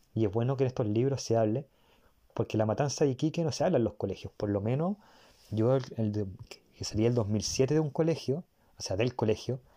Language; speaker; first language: Spanish; native; Spanish